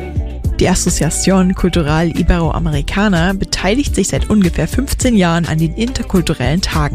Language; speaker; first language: German; native; German